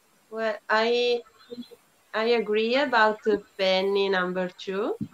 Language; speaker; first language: English; non-native, fluent; Italian